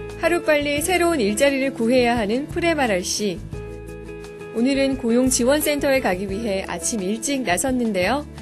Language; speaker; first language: Korean; native; Korean